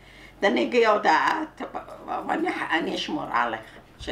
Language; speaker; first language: Hebrew; non-native, learner; Arabic